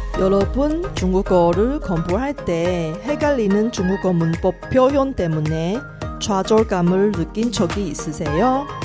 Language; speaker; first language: Korean; non-native, local second language; Chinese